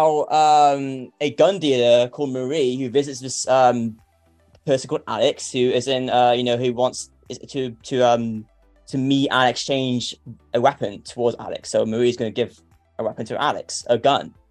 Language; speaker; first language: English; native; English